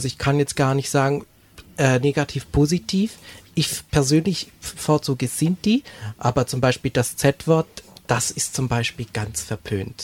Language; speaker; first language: German; native; German